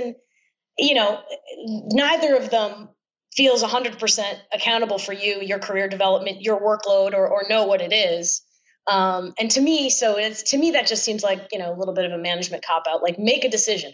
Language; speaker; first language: English; native; English